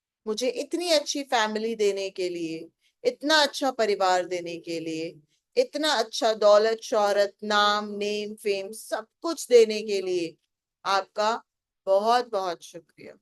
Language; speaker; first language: Hindi; native; Hindi